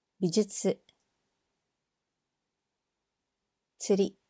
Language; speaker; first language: Japanese; non-native, fluent; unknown